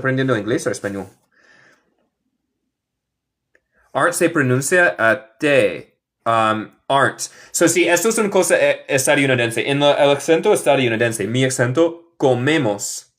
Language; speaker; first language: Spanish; non-native, fluent; English